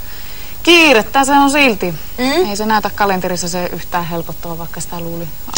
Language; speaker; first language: Finnish; native; Finnish